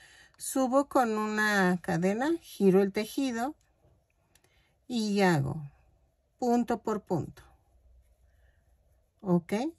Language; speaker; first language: Spanish; native; Spanish